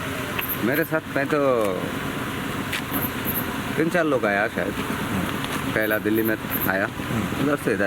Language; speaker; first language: Hindi; non-native, learner; Bangla